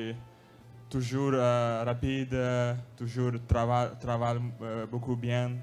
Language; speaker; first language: French; non-native, learner; Russian